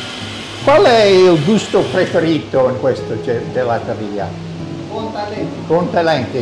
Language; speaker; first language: Italian; non-native, learner; English